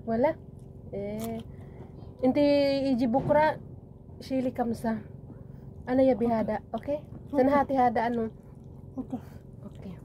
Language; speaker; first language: Arabic; non-native, learner; Filipino